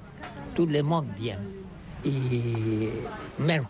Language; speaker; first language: French; non-native, learner; Catalan